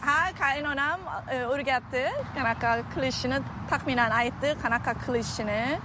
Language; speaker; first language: Uzbek; non-native, fluent; Korean